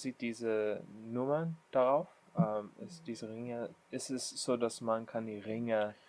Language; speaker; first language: German; non-native, learner; English